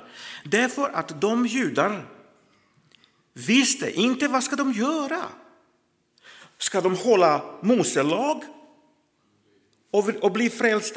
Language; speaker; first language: Swedish; non-native, fluent; Croatian